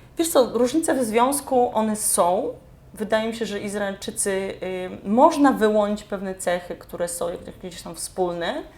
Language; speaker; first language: Polish; native; Polish